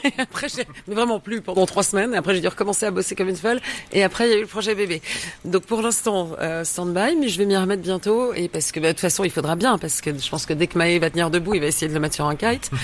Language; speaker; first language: French; native; French